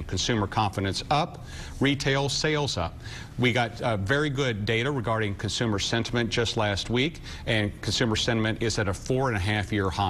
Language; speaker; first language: English; native; English